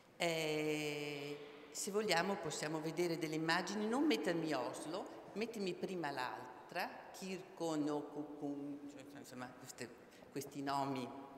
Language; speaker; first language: Italian; native; Italian